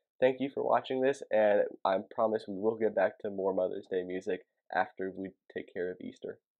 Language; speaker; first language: English; native; English